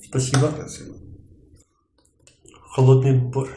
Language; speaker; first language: Russian; non-native, learner; French